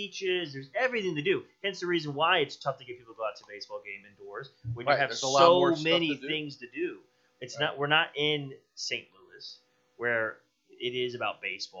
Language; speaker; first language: English; native; English